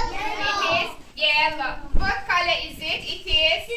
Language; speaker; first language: English; non-native, learner; Azerbaijani